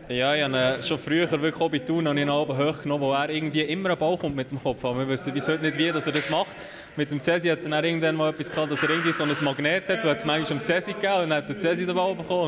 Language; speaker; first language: German; native; German